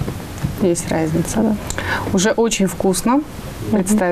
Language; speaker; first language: Russian; native; Russian